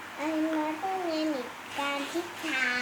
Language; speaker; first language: English; non-native, learner; Thai